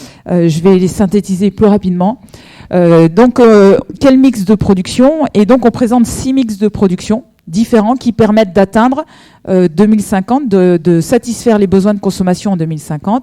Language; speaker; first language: French; native; French